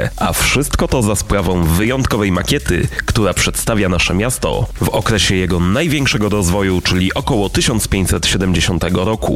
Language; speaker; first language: Polish; native; Polish